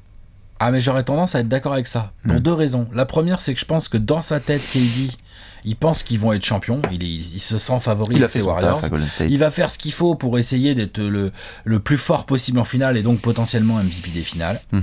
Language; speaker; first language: French; native; French